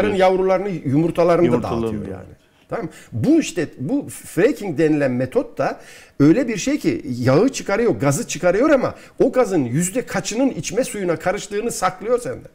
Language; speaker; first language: Turkish; native; Turkish